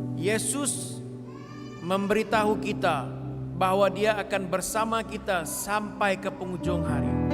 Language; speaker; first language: Malay; non-native, local second language; Iban